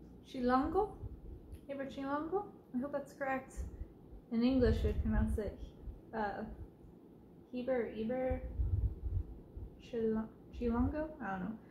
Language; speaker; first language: English; native; English